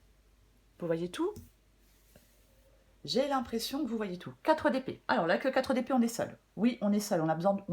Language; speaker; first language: French; native; French